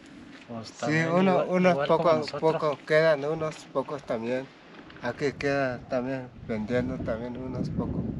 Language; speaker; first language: Spanish; non-native, local second language; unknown